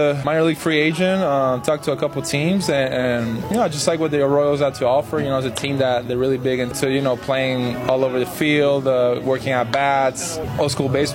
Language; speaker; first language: English; non-native, fluent; Spanish